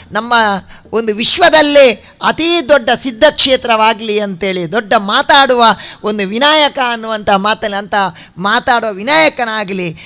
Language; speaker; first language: Kannada; non-native, local second language; Tulu